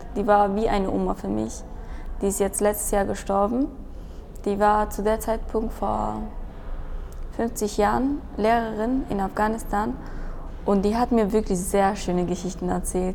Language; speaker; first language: German; early bilingual, other home language; Persian